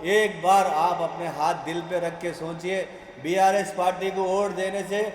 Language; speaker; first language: Hindi; non-native, local second language; Telugu